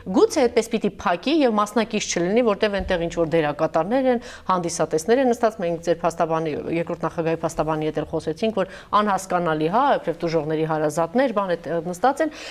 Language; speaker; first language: Armenian; native; Armenian